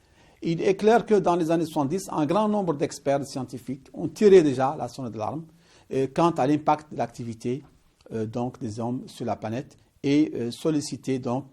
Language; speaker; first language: French; non-native, local second language; Arabic